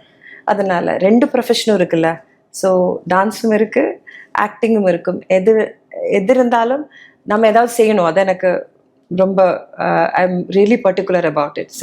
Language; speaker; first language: Tamil; non-native, learner; Malayalam